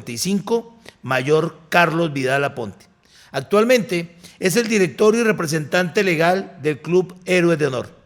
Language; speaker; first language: Spanish; native; Spanish